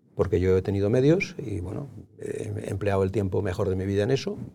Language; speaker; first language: Spanish; native; Spanish